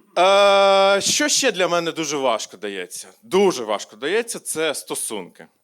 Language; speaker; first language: Ukrainian; non-native, local second language; Russian